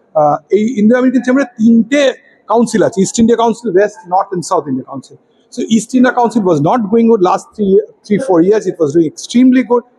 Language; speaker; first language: English; non-native, local second language; Bangla